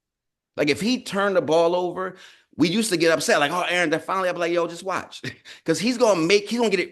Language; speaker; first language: English; native; English